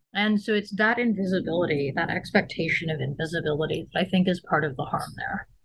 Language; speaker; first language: English; native; English